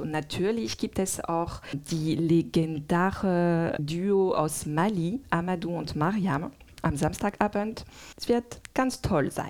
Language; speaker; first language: German; non-native, fluent; French